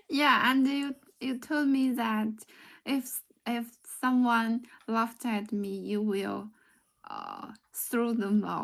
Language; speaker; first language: English; non-native, learner; Chinese